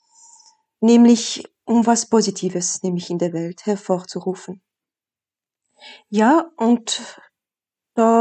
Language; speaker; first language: German; non-native, fluent; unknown